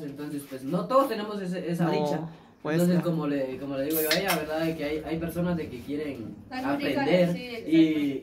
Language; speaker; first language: Spanish; native; Spanish